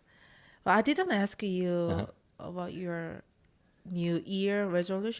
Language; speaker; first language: English; non-native, learner; Korean